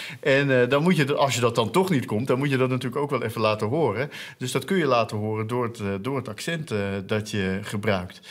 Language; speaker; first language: Dutch; native; Dutch